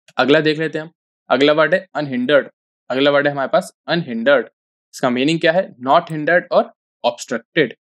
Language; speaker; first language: Hindi; native; Hindi